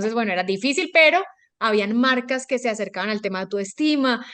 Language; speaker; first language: Spanish; native; Spanish